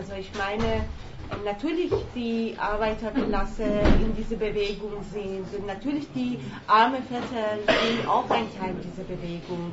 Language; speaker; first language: German; non-native, learner; Persian